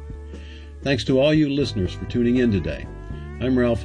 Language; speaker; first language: English; native; English